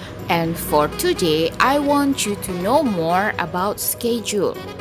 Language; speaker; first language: English; non-native, fluent; Indonesian